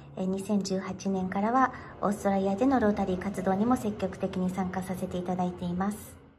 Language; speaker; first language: Japanese; non-native, fluent; English